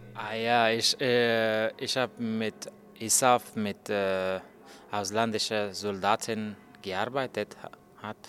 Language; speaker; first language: German; non-native, learner; Persian